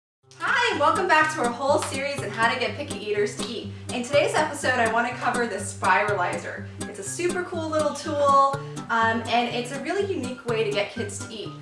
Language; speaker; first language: English; native; English